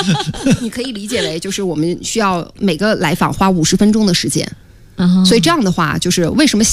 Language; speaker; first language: Chinese; native; Chinese